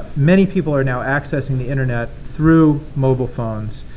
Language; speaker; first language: English; native; English